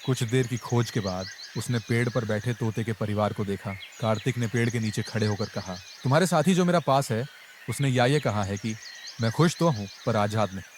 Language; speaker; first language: Hindi; native; Hindi